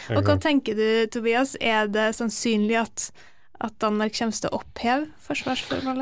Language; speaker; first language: Norwegian; native; Norwegian